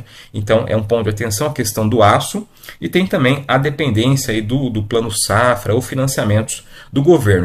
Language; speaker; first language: Portuguese; native; Portuguese